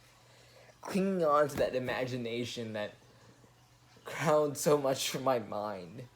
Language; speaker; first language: English; native; English